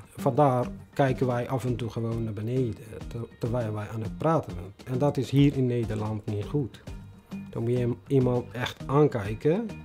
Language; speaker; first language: Dutch; non-native, fluent; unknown